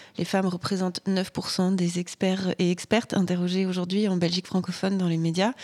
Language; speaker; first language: French; native; French